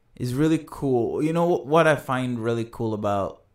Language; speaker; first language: English; early bilingual, other home language; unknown